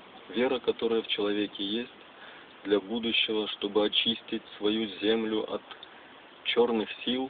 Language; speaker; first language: Russian; native; Russian